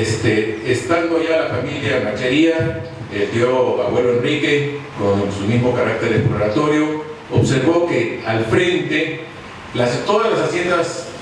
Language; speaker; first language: Spanish; native; Spanish